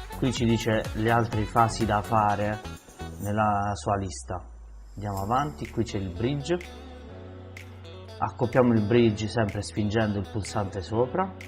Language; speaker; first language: Italian; native; Italian